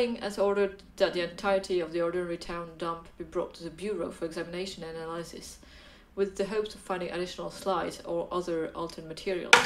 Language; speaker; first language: English; non-native, fluent; French